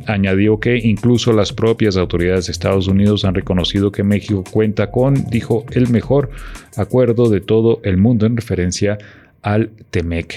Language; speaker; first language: Spanish; native; Spanish